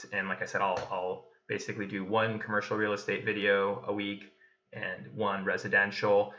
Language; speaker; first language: English; native; English